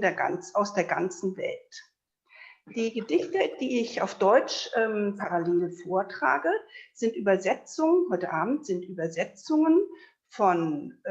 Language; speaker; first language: German; native; German